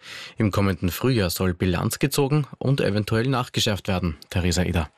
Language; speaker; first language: German; native; German